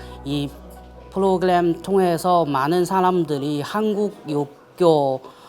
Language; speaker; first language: Korean; non-native, learner; Chinese